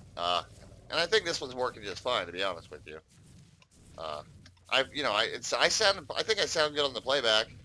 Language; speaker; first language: English; native; English